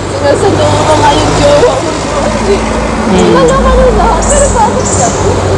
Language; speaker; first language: Filipino; non-native, local second language; Cebuano